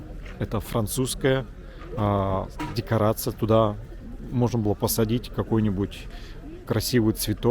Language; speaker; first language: Russian; native; Russian